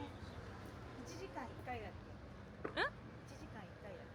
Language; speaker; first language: Japanese; native; Japanese